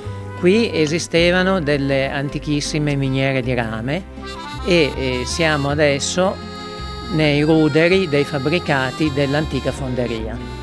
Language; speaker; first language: Italian; native; Italian